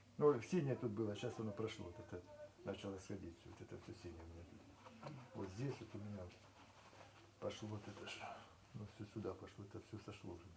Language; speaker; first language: Russian; native; Russian